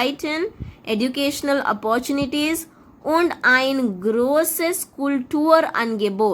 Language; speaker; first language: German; non-native, fluent; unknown